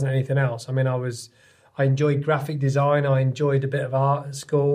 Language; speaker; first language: English; native; English